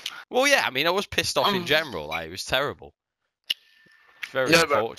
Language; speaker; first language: English; native; English